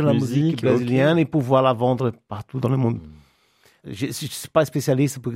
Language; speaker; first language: French; non-native, fluent; Portuguese